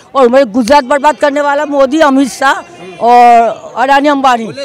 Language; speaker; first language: Hindi; non-native, local second language; Gujarati